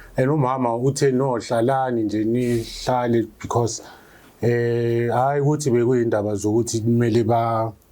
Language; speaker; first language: Zulu; native; Zulu